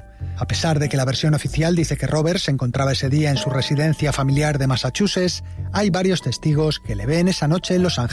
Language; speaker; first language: Spanish; native; Spanish